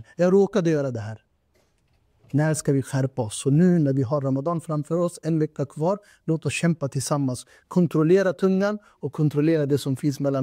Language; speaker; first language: Swedish; non-native, fluent; Urdu